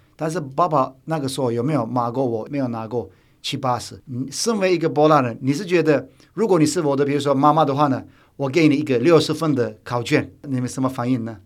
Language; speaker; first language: Chinese; non-native, fluent; Turkish